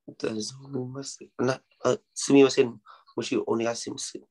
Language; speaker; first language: Japanese; non-native, learner; Vietnamese